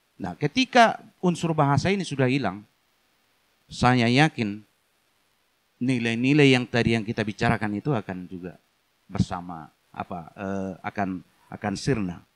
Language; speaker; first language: Indonesian; non-native, local second language; Batak Toba